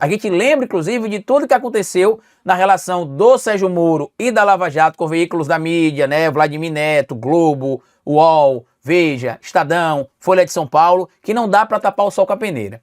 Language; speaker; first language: Portuguese; native; Portuguese